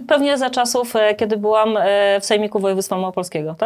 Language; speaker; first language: Polish; native; Polish